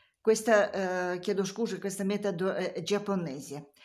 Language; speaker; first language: Italian; non-native, learner; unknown